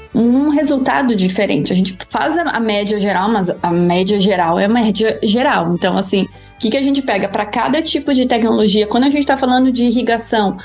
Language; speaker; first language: Portuguese; native; Portuguese